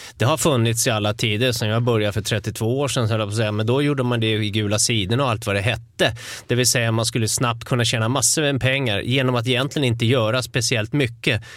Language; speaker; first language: Swedish; native; Swedish